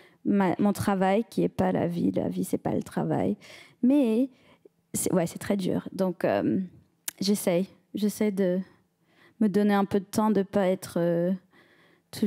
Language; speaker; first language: French; early bilingual, heritage; French